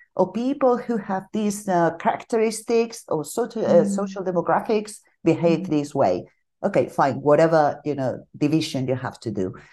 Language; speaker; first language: English; non-native, fluent; Spanish